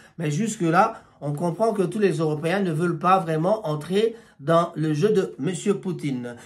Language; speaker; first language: French; non-native, local second language; Lingala